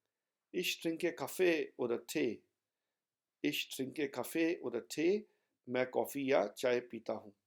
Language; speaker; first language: German; non-native, fluent; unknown